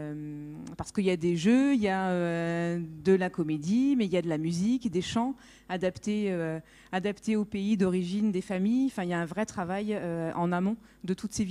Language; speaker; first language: French; native; French